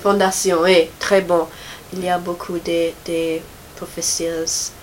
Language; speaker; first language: French; non-native, learner; English